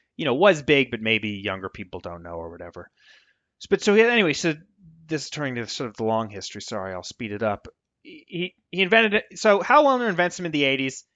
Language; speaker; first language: English; native; English